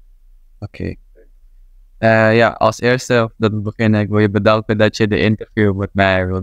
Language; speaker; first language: Dutch; non-native, learner; Indonesian